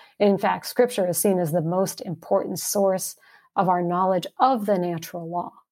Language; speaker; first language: English; early bilingual, heritage; English